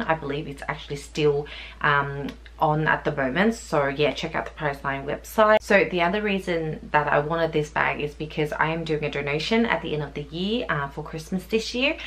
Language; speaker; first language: English; native; English